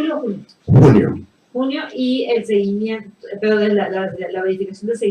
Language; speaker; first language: Spanish; native; Spanish